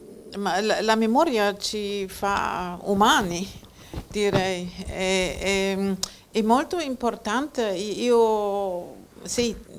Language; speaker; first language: Italian; non-native, fluent; German